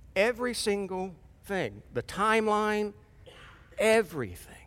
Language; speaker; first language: English; native; English